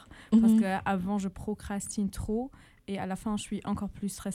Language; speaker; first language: French; non-native, fluent; German